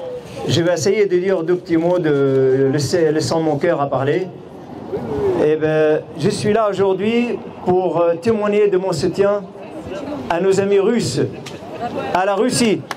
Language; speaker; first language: French; non-native, fluent; Arabic